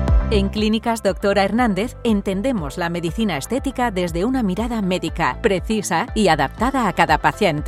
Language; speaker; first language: Spanish; native; Spanish